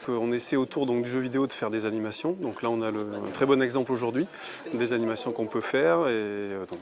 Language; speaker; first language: French; native; French